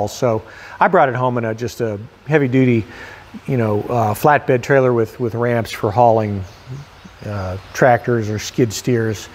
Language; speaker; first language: English; native; English